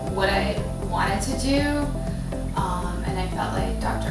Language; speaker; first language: English; native; English